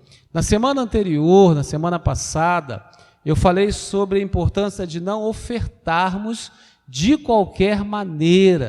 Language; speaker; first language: Portuguese; native; Portuguese